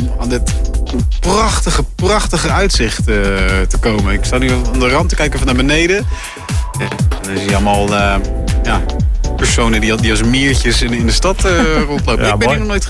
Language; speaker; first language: Dutch; native; Dutch